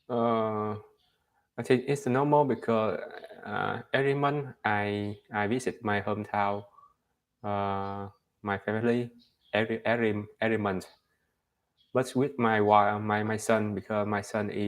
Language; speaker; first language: English; non-native, learner; Vietnamese